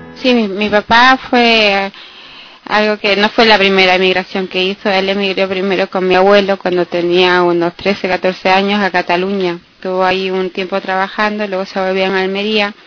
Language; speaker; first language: Spanish; early bilingual, heritage; Spanish